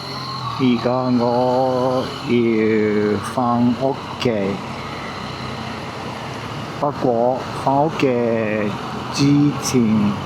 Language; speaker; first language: Cantonese; non-native, learner; Japanese